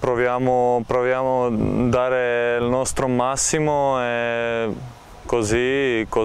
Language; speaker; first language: Italian; non-native, learner; Croatian